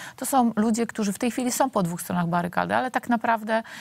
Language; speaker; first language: Polish; native; Polish